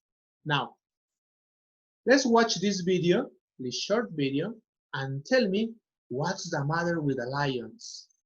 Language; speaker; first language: English; non-native, fluent; Spanish